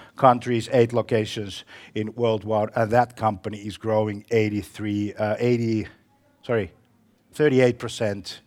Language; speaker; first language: English; non-native, fluent; Finnish